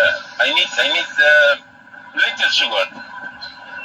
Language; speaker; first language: English; non-native, learner; Arabic